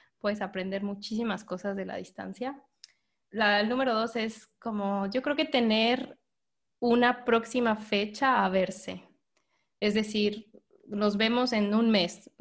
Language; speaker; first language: Spanish; native; Spanish